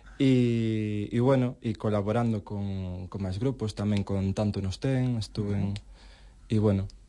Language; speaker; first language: Galician; non-native, local second language; Spanish